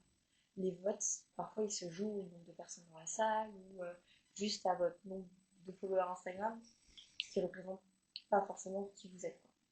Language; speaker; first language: French; native; French